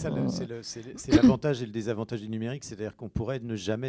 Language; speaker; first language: French; native; French